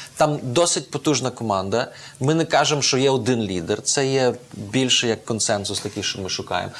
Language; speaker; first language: Ukrainian; native; Ukrainian